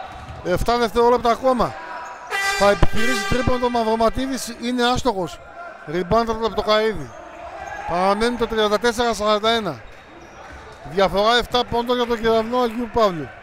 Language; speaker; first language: Greek; native; Greek